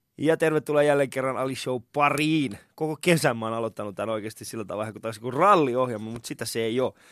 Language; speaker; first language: Finnish; non-native, fluent; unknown